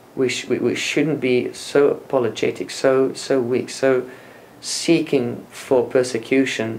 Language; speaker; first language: English; non-native, local second language; Afrikaans